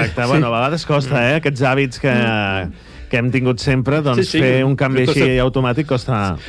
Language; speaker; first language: Catalan; native; Catalan